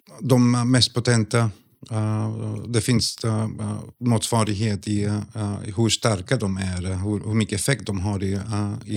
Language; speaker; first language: Swedish; non-native, fluent; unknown